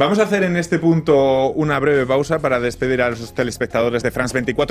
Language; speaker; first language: Spanish; native; Spanish